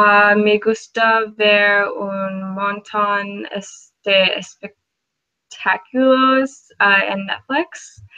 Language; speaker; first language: Spanish; non-native, learner; English